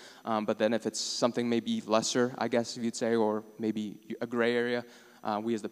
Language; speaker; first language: English; native; English